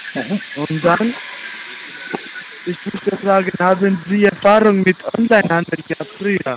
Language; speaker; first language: German; non-native, learner; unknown